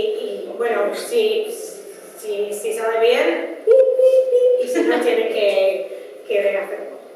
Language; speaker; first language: Spanish; non-native, fluent; Dutch